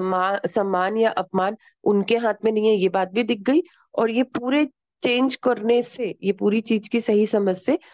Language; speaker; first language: Hindi; native; Hindi